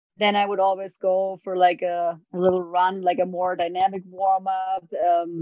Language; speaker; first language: English; non-native, fluent; German